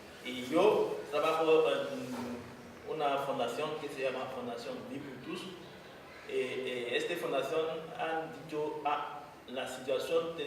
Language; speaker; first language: Spanish; non-native, fluent; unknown